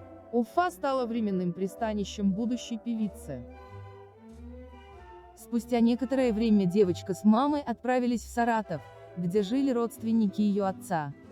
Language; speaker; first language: Russian; native; Russian